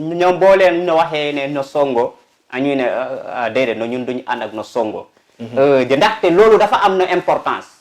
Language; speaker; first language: Wolof; non-native, local second language; Mandingo